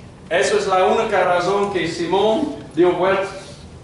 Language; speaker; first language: Spanish; non-native, fluent; English